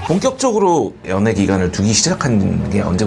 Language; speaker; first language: Korean; native; Korean